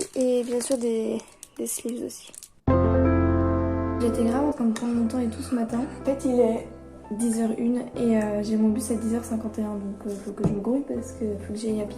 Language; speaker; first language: French; native; French